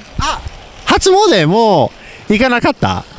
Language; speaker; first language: Japanese; non-native, learner; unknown